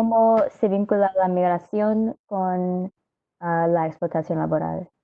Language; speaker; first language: Spanish; non-native, learner; English